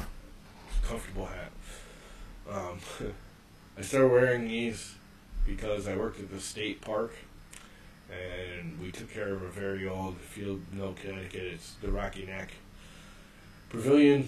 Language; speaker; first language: English; native; English